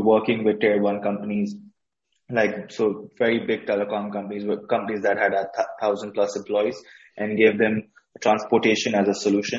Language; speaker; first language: English; non-native, local second language; Urdu